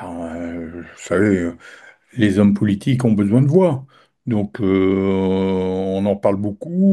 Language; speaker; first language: French; native; French